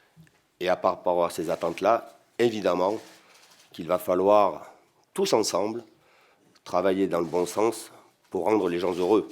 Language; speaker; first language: French; native; French